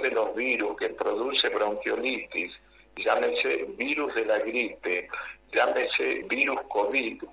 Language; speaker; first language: Spanish; native; Spanish